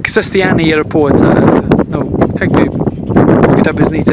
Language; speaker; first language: Russian; non-native, learner; English